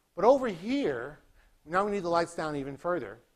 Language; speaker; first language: English; native; English